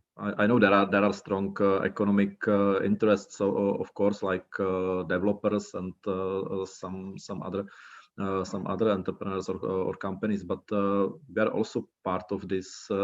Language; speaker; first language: English; non-native, fluent; Czech